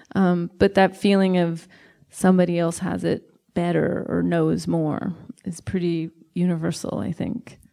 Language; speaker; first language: English; native; English